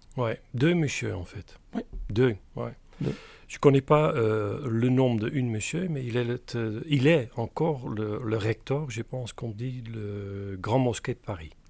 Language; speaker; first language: French; non-native, fluent; Dutch